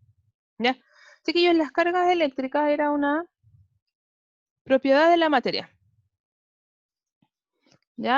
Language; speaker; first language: Spanish; native; Spanish